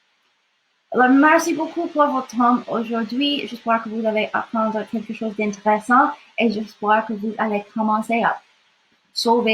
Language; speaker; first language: French; non-native, local second language; English